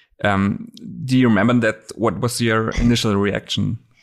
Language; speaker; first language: English; non-native, fluent; German